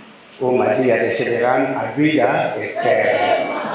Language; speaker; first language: Portuguese; non-native, learner; Lingala